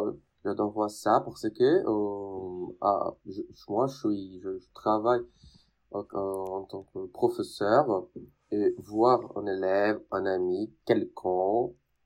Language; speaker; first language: French; non-native, fluent; Portuguese